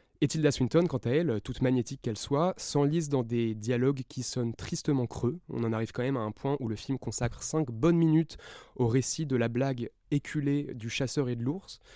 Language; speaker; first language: French; native; French